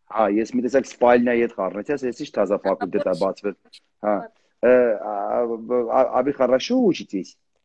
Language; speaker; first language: Russian; non-native, learner; Armenian